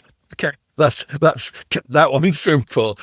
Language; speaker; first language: English; native; English